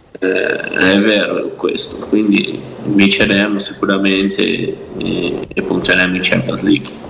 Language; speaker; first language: Italian; non-native, fluent; Portuguese